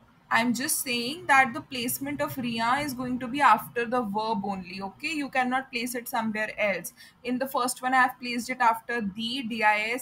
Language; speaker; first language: English; non-native, local second language; Hindi